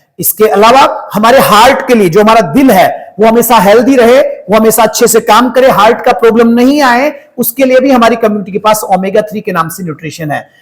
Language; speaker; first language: Hindi; native; Hindi